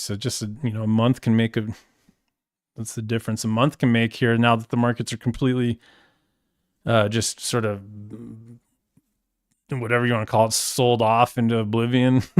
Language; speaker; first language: English; native; English